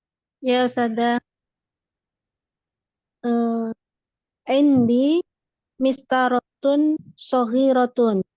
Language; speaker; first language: Arabic; non-native, learner; Indonesian